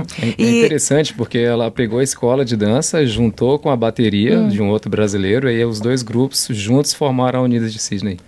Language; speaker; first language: Portuguese; native; Portuguese